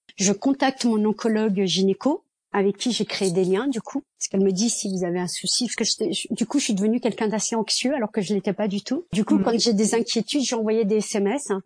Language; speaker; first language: French; early bilingual, other home language; Kabyle